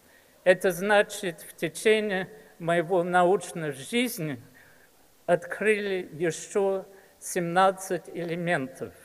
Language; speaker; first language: Russian; early bilingual, heritage; English